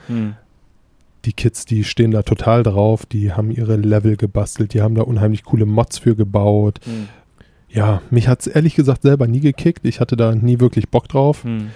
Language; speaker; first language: German; native; German